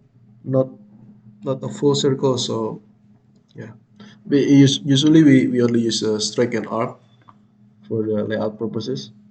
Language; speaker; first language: English; non-native, fluent; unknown